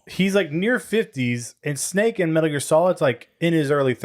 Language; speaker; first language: English; native; English